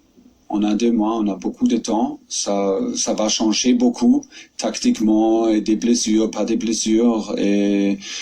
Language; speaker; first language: French; non-native, fluent; German